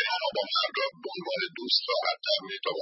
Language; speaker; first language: Persian; native; Persian